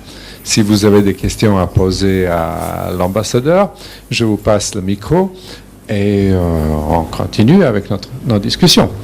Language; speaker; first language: French; non-native, fluent; Serbian